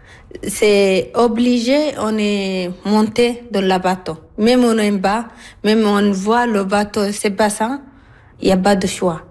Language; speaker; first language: French; non-native, learner; Arabic